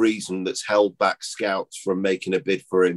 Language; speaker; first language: English; native; English